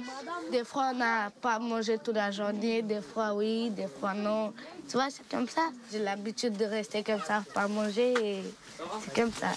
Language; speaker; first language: French; non-native, learner; Romanian